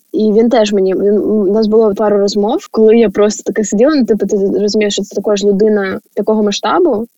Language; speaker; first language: Ukrainian; native; Ukrainian